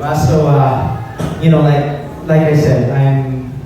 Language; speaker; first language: English; native; English